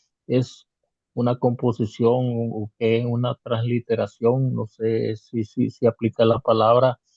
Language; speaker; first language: Spanish; native; Spanish